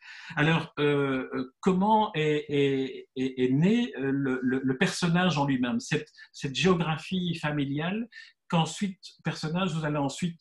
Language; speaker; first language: French; native; French